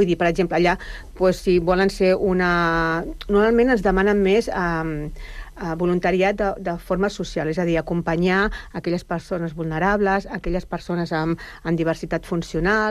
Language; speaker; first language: Catalan; native; Catalan